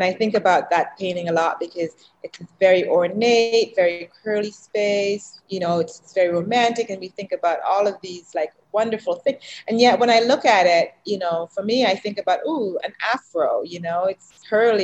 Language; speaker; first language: English; native; English